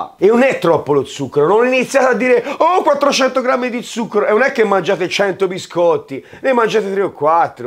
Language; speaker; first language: Italian; native; Italian